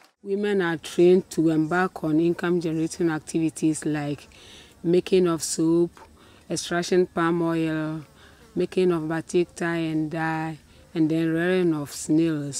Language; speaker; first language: English; non-native, local second language; Akan